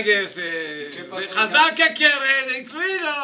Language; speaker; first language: Spanish; non-native, learner; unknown